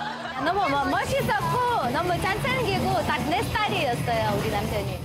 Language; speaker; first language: Korean; non-native, learner; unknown